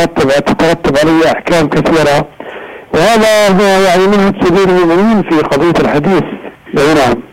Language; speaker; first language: Arabic; native; Arabic